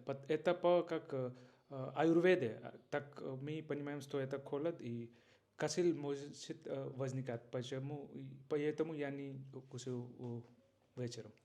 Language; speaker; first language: Russian; non-native, learner; Hindi